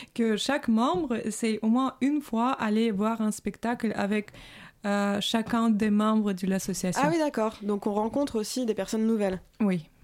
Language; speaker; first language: French; non-native, fluent; Russian